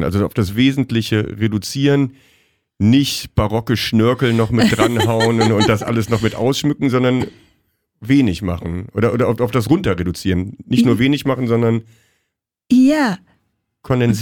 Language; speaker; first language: German; native; German